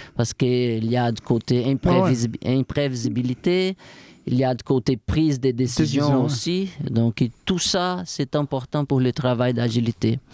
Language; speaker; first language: French; non-native, fluent; Portuguese